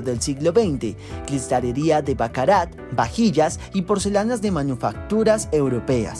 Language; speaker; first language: Spanish; native; Spanish